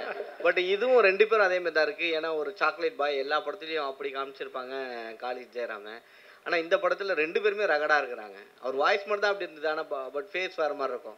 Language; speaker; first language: Tamil; native; Tamil